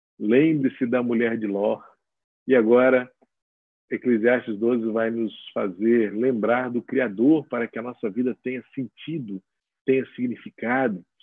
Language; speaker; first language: Portuguese; native; Portuguese